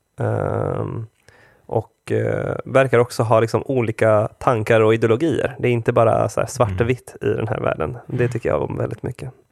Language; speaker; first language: Swedish; early bilingual, other home language; Spanish